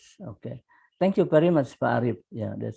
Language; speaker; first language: English; non-native, fluent; Indonesian